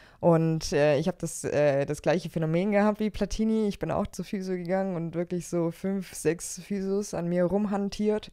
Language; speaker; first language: German; native; German